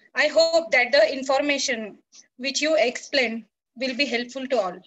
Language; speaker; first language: English; non-native, local second language; Marathi